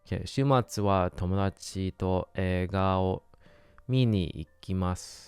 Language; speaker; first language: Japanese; non-native, learner; English